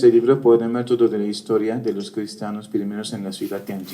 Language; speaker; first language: Spanish; non-native, fluent; Turkish